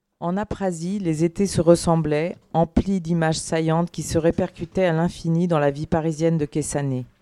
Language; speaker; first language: French; native; French